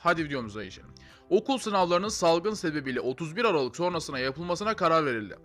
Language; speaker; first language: Turkish; native; Turkish